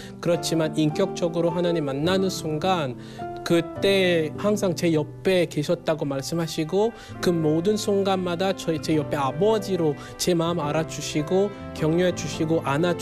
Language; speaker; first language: Korean; non-native, fluent; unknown